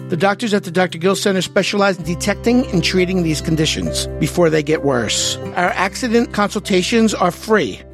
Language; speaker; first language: English; native; English